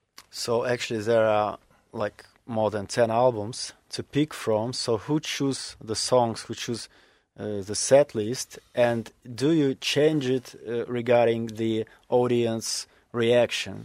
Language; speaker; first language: English; non-native, fluent; Russian